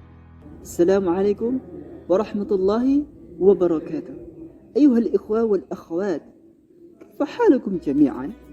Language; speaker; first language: Arabic; non-native, learner; Indonesian